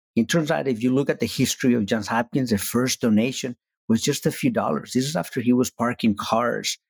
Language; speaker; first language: English; non-native, fluent; Spanish